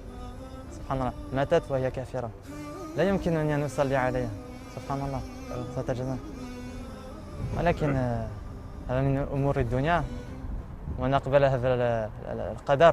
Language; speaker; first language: Arabic; non-native, learner; French